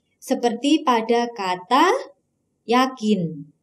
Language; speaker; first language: Indonesian; native; Indonesian